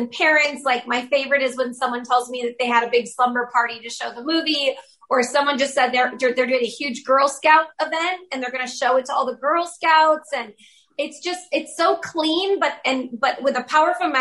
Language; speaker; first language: English; native; English